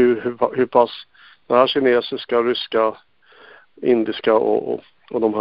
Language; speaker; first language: Swedish; native; Swedish